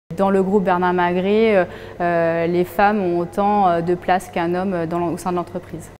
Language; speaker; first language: French; native; French